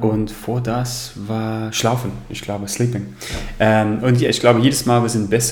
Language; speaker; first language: German; non-native, learner; English